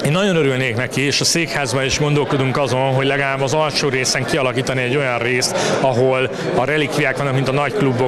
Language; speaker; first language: Hungarian; native; Hungarian